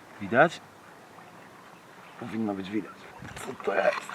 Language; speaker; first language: Polish; native; Polish